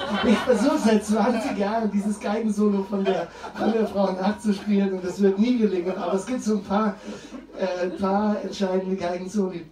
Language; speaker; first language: German; native; German